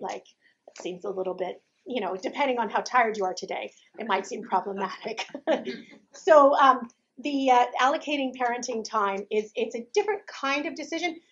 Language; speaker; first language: English; native; English